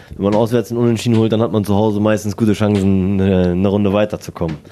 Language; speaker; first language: German; native; German